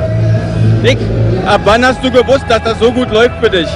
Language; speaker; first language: German; native; German